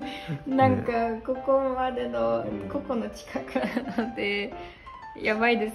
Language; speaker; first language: Japanese; non-native, learner; German